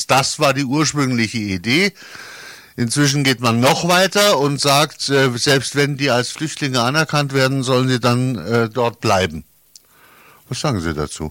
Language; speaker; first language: German; native; German